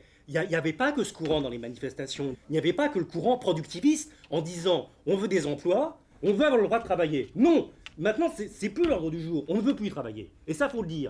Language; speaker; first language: French; native; French